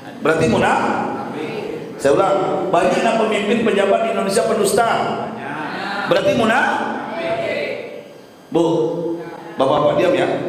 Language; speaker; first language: Indonesian; native; Indonesian